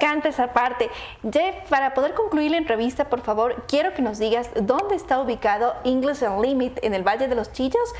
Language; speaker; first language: Spanish; native; Spanish